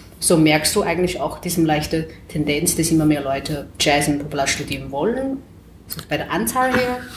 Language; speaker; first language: German; non-native, fluent; Chinese